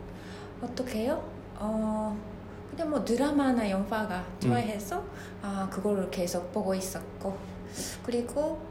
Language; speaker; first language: Korean; non-native, fluent; Japanese